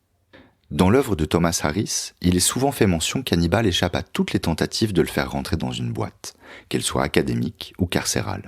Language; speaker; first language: French; native; French